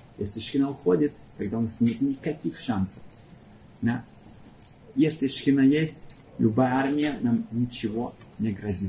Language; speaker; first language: Russian; early bilingual, heritage; Russian